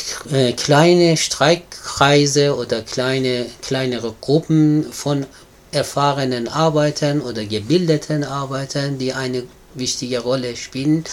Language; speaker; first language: German; non-native, fluent; Persian